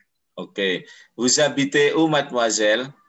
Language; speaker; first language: French; non-native, fluent; Indonesian